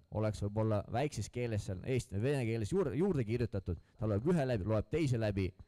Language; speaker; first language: Estonian; non-native, local second language; Russian